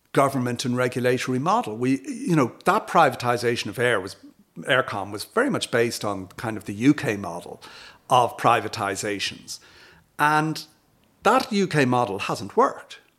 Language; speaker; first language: English; native; English